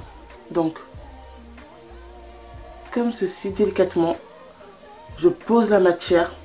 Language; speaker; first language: French; native; French